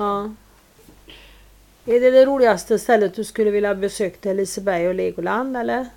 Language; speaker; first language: Swedish; native; Swedish